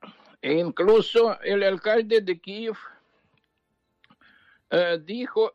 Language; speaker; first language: Spanish; non-native, fluent; Ukrainian